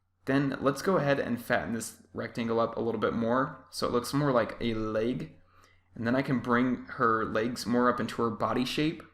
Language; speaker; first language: English; native; English